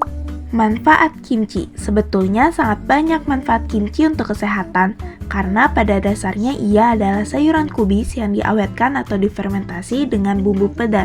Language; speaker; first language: Indonesian; native; Indonesian